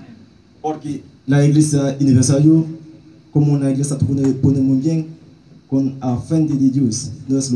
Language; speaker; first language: Spanish; non-native, learner; Haitian Creole